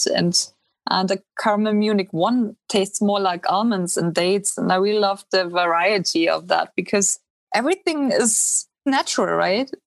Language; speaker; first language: English; non-native, fluent; German